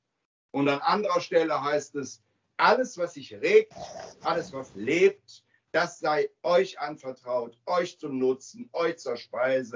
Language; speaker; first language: German; native; German